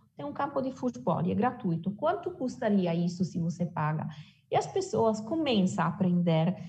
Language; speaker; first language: Portuguese; non-native, fluent; Italian